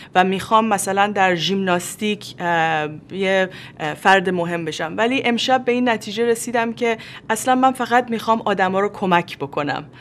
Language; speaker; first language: Persian; native; Persian